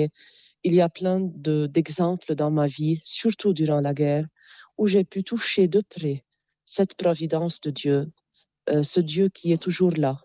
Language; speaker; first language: French; non-native, local second language; Arabic